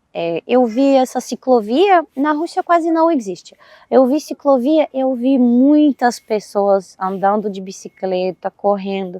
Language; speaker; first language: Portuguese; non-native, fluent; Russian